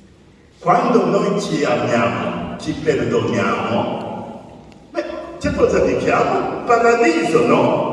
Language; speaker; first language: Italian; non-native, fluent; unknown